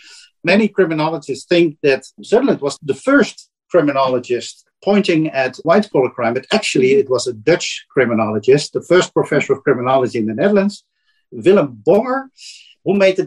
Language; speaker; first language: English; non-native, fluent; Dutch